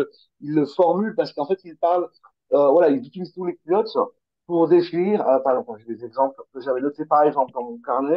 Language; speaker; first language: French; native; French